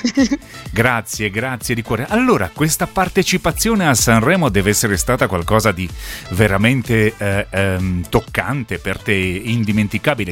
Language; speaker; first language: Italian; native; Italian